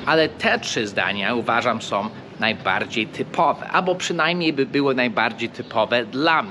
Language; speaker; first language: Polish; non-native, fluent; English